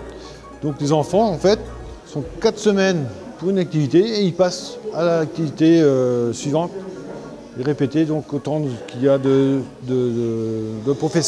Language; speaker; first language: French; native; French